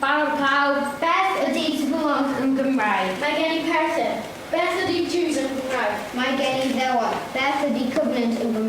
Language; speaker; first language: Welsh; non-native, learner; English